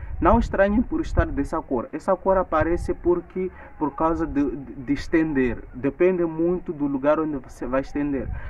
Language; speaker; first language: Portuguese; non-native, local second language; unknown